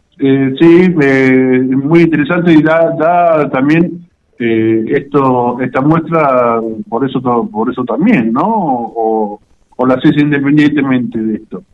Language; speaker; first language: Spanish; native; Spanish